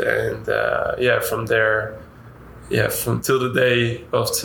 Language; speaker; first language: English; non-native, fluent; Dutch